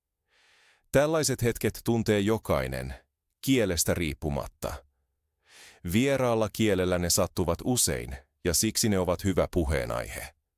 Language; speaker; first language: Finnish; non-native, fluent; Spanish